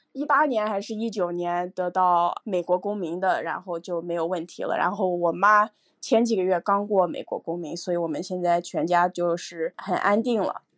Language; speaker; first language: Chinese; early bilingual, heritage; Chinese